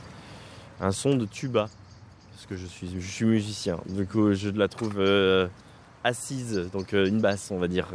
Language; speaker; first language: French; native; French